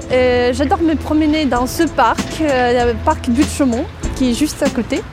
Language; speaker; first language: French; non-native, fluent; Russian